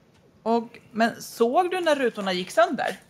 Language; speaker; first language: Swedish; native; Swedish